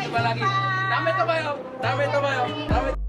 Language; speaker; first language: Indonesian; non-native, learner; Korean